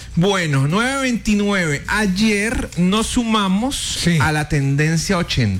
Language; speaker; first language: Spanish; native; Spanish